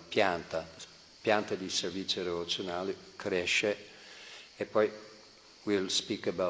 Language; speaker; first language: Italian; non-native, learner; English